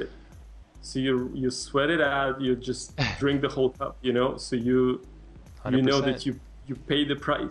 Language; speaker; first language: English; non-native, fluent; Russian